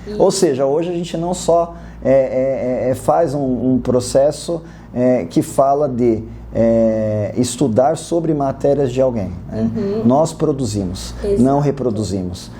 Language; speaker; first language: Portuguese; native; Portuguese